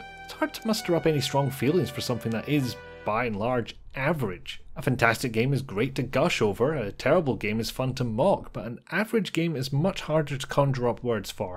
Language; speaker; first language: English; native; English